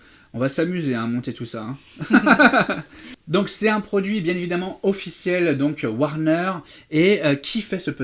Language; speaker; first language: French; native; French